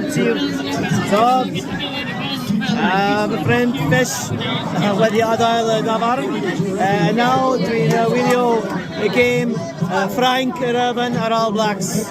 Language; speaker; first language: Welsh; non-native, learner; English